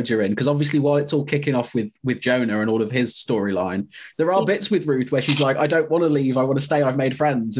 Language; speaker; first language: English; native; English